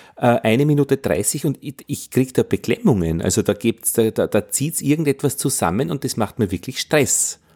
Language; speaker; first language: German; native; German